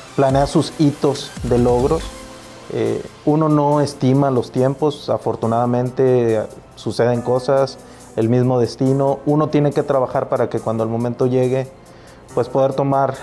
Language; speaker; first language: Spanish; native; Spanish